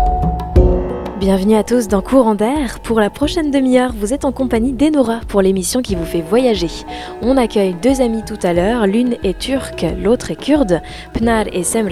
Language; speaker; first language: French; native; French